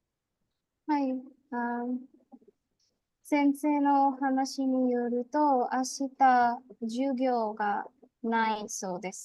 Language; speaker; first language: Japanese; non-native, learner; Bangla